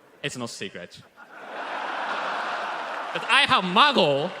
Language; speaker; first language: English; non-native, learner; Japanese